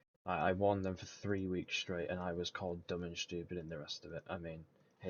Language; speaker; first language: English; native; English